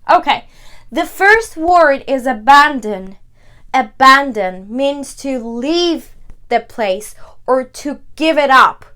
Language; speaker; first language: English; non-native, fluent; Persian